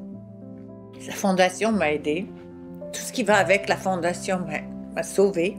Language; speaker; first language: French; native; French